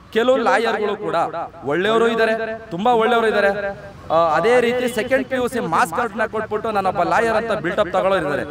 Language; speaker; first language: Kannada; native; Kannada